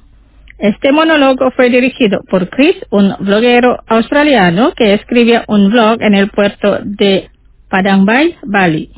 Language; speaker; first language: Spanish; non-native, fluent; Indonesian